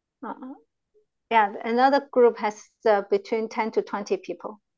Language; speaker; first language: English; non-native, learner; Chinese